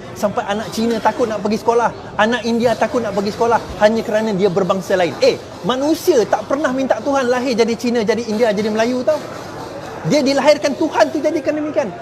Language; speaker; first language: Malay; non-native, local second language; Chinese